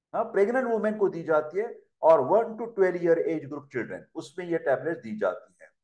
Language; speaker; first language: Hindi; non-native, local second language; Marathi